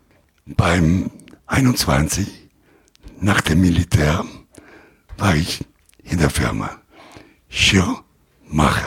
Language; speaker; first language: German; non-native, learner; Italian